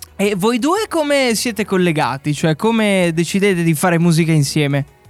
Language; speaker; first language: Italian; native; Italian